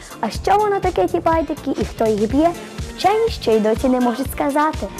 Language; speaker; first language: Ukrainian; native; Ukrainian